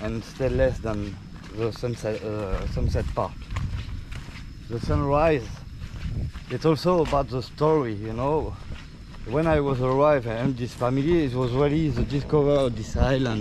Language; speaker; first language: English; non-native, learner; French